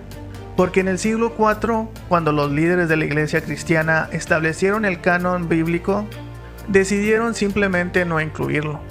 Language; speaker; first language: Spanish; native; Spanish